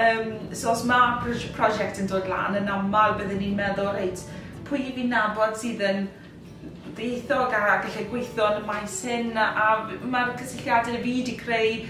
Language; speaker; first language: Welsh; native; Welsh